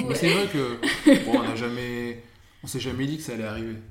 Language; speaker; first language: French; native; French